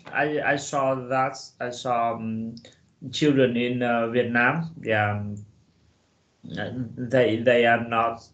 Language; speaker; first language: English; non-native, learner; Vietnamese